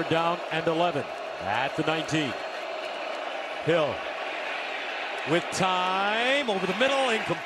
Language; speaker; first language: English; native; English